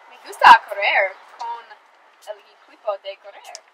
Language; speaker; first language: Spanish; non-native, learner; English